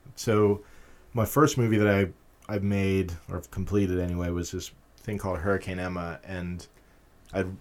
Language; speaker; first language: English; native; English